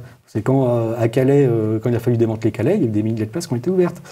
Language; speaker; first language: French; native; French